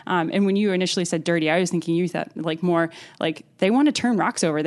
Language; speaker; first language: English; native; English